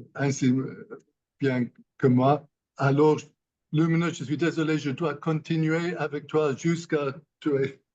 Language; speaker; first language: French; non-native, learner; English